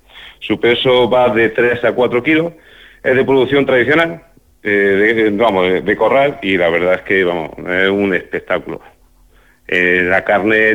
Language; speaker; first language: Spanish; native; Spanish